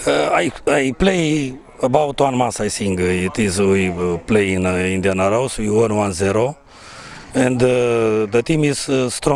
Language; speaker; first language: English; non-native, learner; Romanian